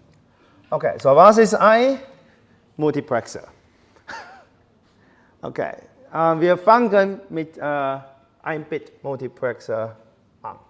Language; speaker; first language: German; non-native, fluent; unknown